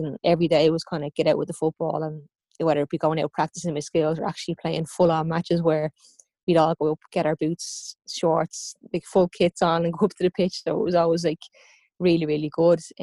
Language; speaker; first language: English; native; English